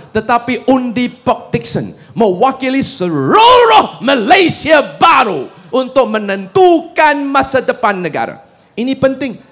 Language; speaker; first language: Malay; non-native, local second language; Chinese